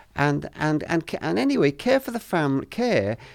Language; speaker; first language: English; native; English